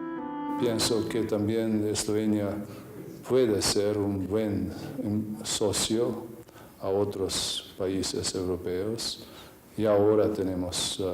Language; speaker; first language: Spanish; non-native, fluent; Slovenian